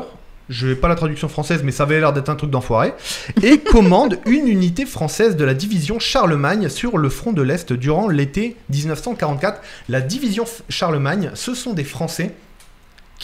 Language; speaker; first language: French; native; French